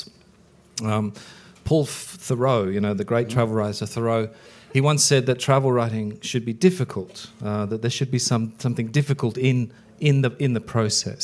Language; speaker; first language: English; early bilingual, other home language; Icelandic